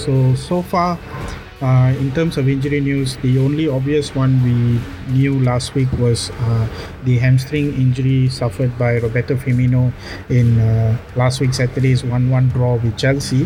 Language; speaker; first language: English; non-native, local second language; Tamil